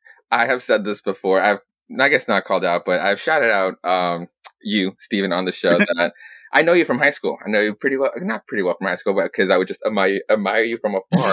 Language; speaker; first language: English; early bilingual, other home language; Spanish